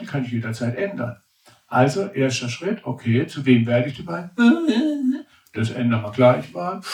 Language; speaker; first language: German; native; German